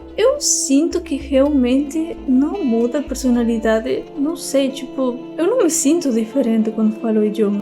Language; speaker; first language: Portuguese; non-native, fluent; Spanish